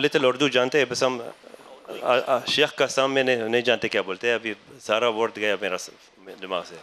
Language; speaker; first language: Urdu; non-native, learner; Arabic